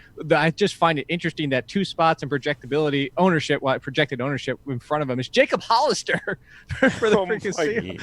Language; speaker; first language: English; native; English